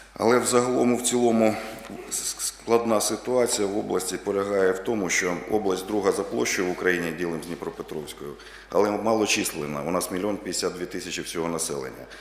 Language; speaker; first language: Ukrainian; native; Ukrainian